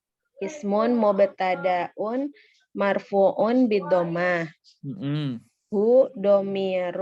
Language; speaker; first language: Arabic; non-native, learner; Indonesian